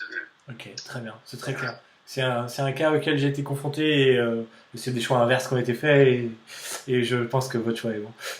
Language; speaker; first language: French; native; French